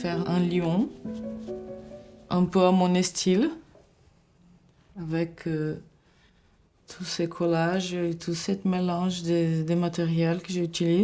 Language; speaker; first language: French; non-native, fluent; Portuguese